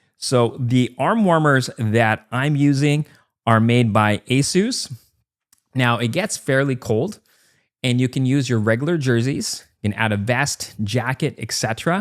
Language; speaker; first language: English; native; English